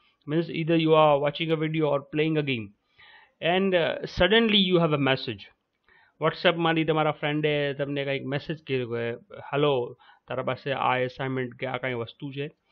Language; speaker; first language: English; non-native, local second language; Gujarati